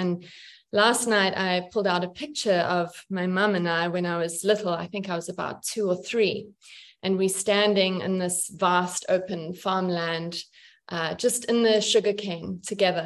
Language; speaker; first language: English; native; English